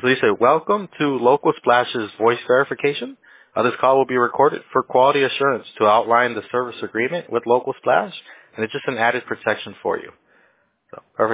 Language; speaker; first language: English; early bilingual, other home language; Spanish